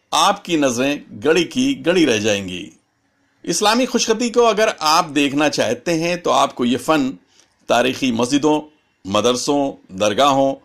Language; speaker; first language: Urdu; native; Urdu